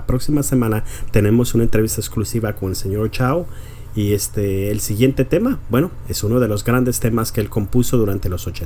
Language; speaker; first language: Spanish; early bilingual, heritage; Spanish